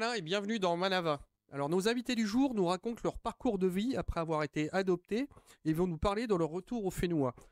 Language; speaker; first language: French; native; French